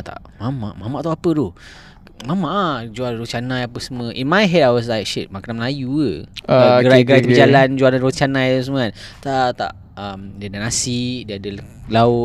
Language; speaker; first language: English; non-native, local second language; Malay